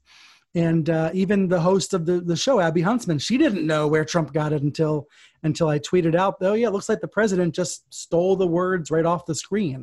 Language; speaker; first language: English; native; English